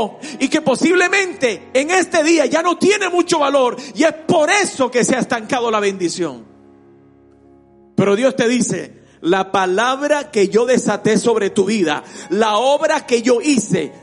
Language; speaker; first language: Spanish; native; Spanish